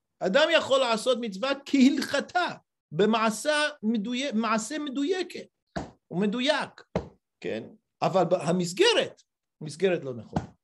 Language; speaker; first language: Hebrew; non-native, fluent; English